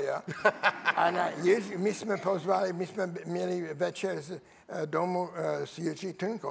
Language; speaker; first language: Czech; non-native, learner; English